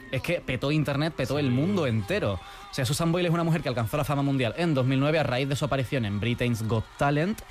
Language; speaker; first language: Spanish; native; Spanish